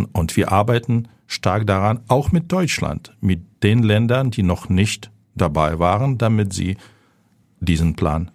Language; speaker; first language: German; non-native, fluent; Ukrainian